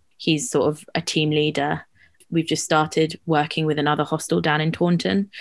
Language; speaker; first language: English; native; English